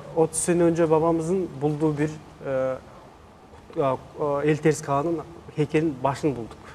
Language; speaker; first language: Turkish; non-native, fluent; Mongolian